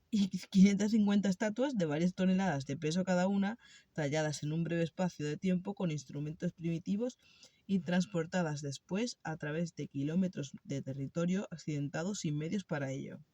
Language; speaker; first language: Spanish; native; Spanish